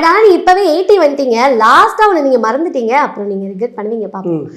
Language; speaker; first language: Tamil; native; Tamil